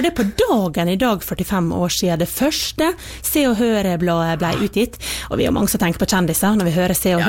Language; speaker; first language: Norwegian; native; Norwegian